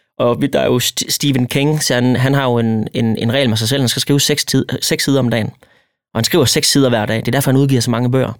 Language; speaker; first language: Danish; native; Danish